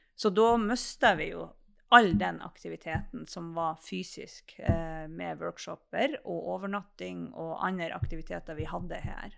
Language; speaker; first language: Norwegian; native; Norwegian